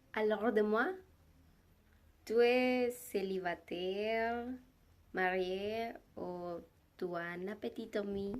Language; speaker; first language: French; non-native, learner; Spanish